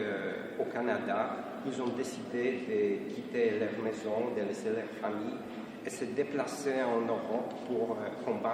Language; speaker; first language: French; non-native, fluent; Polish